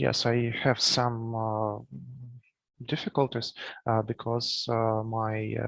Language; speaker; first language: English; non-native, learner; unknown